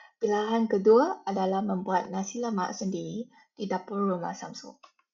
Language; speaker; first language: Malay; native; Malay